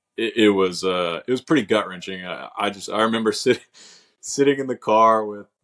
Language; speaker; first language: English; native; English